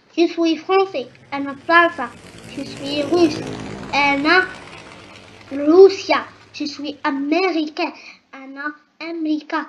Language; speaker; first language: French; non-native, learner; Arabic